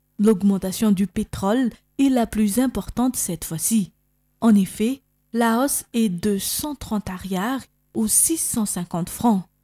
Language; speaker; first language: French; non-native, local second language; Malagasy